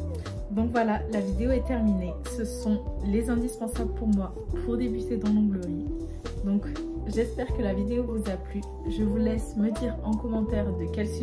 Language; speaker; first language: French; native; French